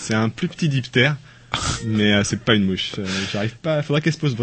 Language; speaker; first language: French; native; French